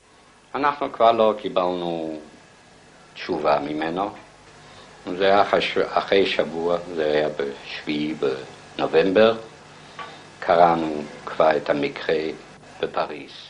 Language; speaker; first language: Hebrew; non-native, fluent; German